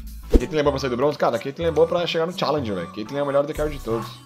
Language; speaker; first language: Portuguese; native; Portuguese